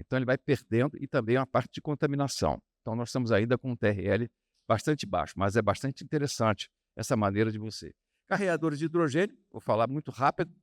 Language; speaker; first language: Portuguese; native; Portuguese